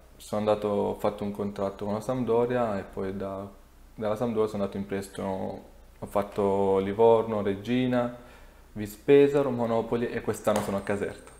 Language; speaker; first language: Italian; early bilingual, other home language; Serbian